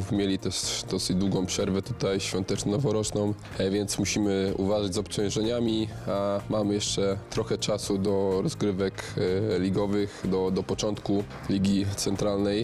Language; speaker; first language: Polish; native; Polish